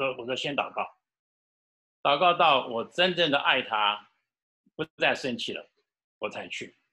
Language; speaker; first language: Chinese; native; Chinese